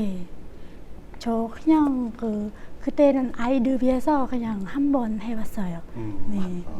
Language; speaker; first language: Korean; non-native, learner; Khmer